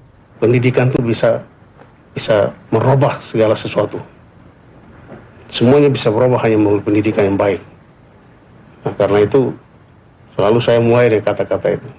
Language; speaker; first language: Indonesian; non-native, local second language; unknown